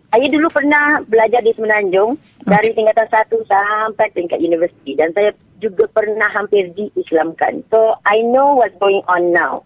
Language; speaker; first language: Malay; non-native, local second language; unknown